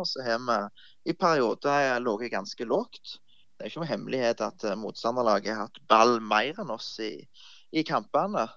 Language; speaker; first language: Norwegian; native; Norwegian